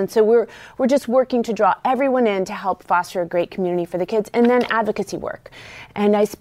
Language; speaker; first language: English; native; English